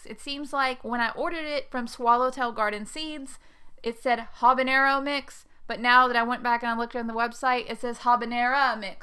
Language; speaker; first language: English; native; English